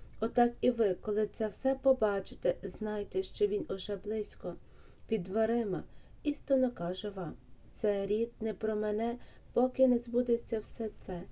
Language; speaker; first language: Ukrainian; native; Ukrainian